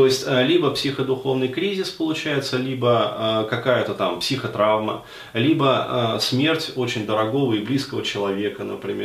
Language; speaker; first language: Russian; native; Russian